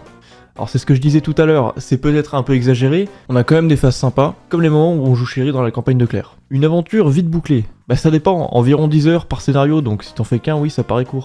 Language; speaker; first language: French; native; French